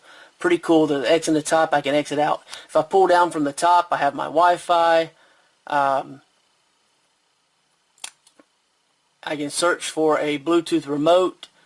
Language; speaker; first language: English; native; English